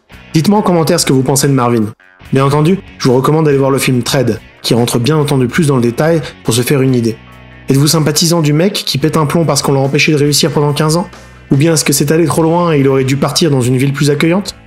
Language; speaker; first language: French; native; French